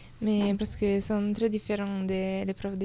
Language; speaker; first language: French; non-native, learner; Italian